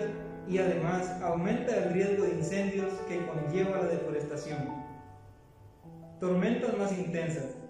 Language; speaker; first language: Spanish; native; Spanish